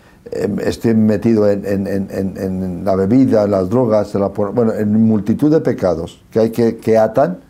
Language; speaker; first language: Spanish; native; Spanish